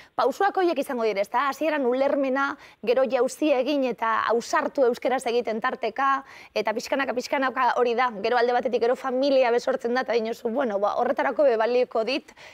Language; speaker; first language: Basque; native; Basque